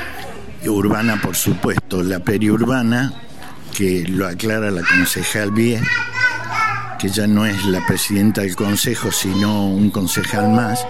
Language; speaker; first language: Spanish; native; Spanish